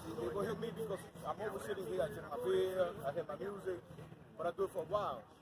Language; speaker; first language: English; early bilingual, other home language; Spanish